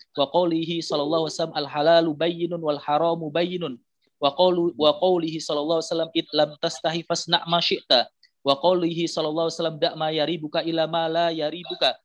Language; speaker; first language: Arabic; non-native, fluent; Indonesian